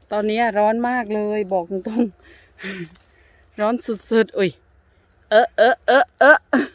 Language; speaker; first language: Thai; native; Thai